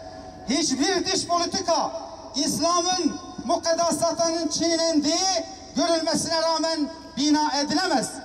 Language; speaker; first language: Turkish; native; Turkish